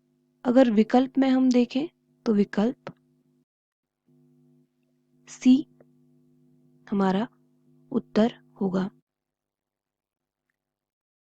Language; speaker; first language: Hindi; native; Hindi